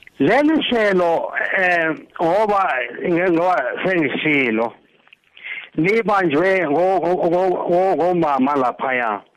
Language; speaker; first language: Zulu; non-native, local second language; Xhosa